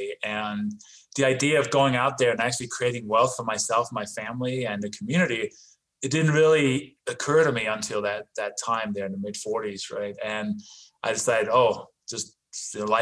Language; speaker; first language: English; non-native, fluent; Danish